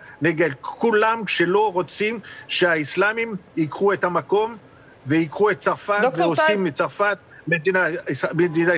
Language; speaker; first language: Hebrew; non-native, fluent; French